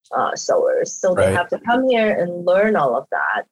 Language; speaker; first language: English; native; English